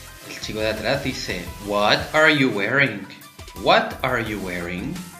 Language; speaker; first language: English; non-native, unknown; Spanish